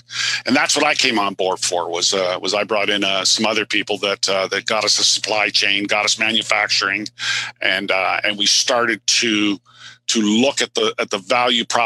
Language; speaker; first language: English; native; English